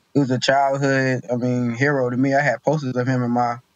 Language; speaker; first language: English; native; English